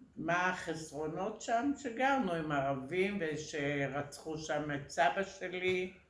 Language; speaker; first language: Hebrew; early bilingual, other home language; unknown